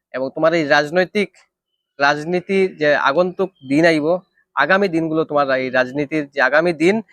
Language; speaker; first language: Bangla; non-native, local second language; Sylheti